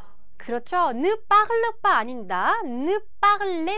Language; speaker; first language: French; non-native, fluent; Korean